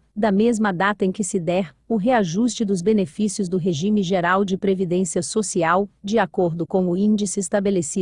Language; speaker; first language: Portuguese; native; Portuguese